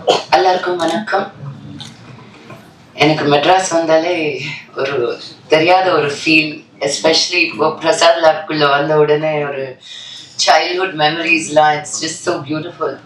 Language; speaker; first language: Tamil; non-native, local second language; Telugu